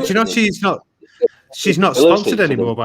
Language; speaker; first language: English; native; English